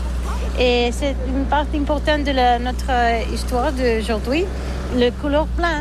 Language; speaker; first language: French; non-native, learner; Catalan